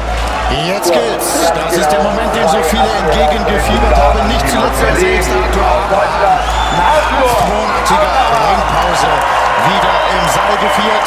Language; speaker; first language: German; native; German